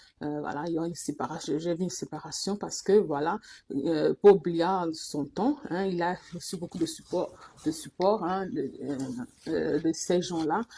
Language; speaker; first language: French; non-native, local second language; Duala